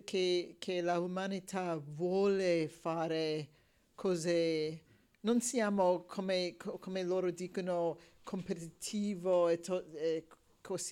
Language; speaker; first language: Italian; non-native, learner; English